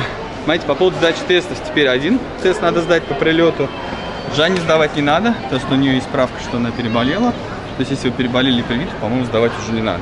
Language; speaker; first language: Russian; native; Russian